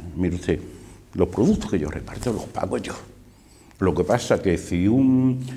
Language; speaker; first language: Spanish; native; Spanish